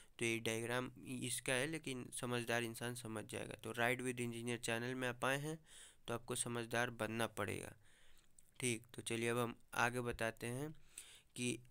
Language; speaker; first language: Hindi; native; Hindi